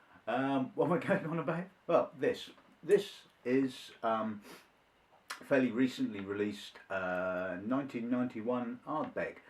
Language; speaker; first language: English; native; English